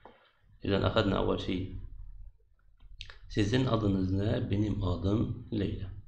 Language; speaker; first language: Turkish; non-native, fluent; Arabic